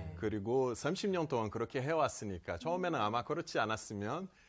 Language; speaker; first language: Korean; non-native, fluent; Portuguese